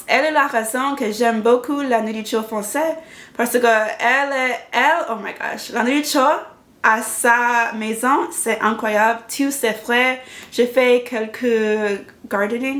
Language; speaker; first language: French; non-native, learner; English